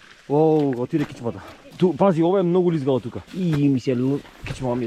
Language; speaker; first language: Macedonian; native; Macedonian